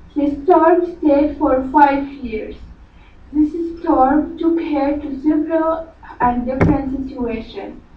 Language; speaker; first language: English; non-native, learner; Arabic